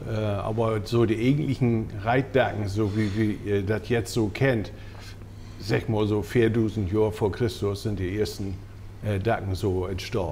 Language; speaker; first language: German; native; German